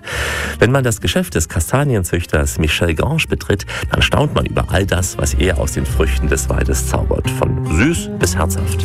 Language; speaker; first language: German; native; German